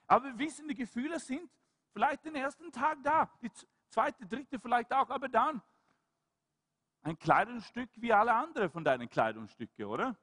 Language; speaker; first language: German; non-native, fluent; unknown